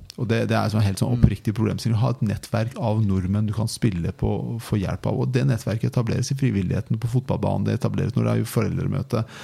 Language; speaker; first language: Norwegian; non-native, fluent; Persian